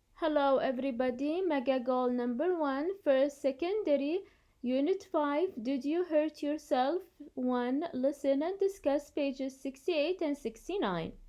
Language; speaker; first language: English; non-native, fluent; Arabic